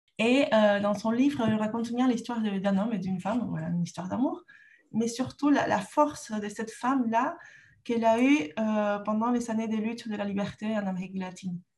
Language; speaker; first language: French; non-native, fluent; Spanish